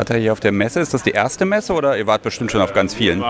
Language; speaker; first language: German; native; German